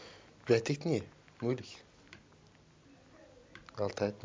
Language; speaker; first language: Dutch; non-native, learner; Turkish